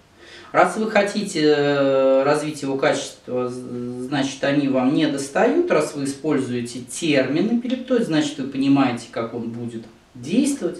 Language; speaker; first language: Russian; native; Russian